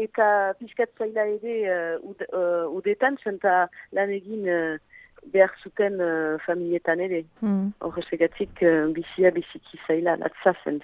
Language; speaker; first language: Basque; non-native, local second language; French